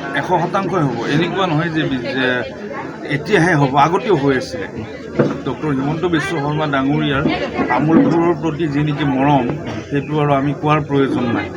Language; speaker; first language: Assamese; native; Assamese